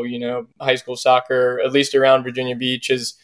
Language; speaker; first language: English; native; English